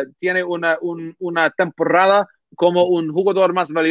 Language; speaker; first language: Spanish; non-native, learner; English